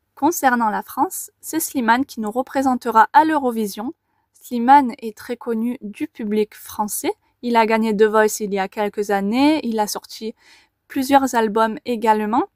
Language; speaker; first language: French; native; French